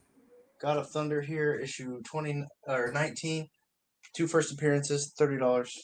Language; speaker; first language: English; native; English